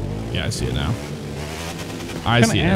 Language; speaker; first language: English; native; English